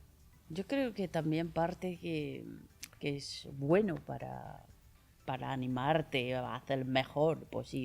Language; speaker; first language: Spanish; non-native, learner; Chinese